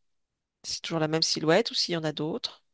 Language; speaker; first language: French; native; French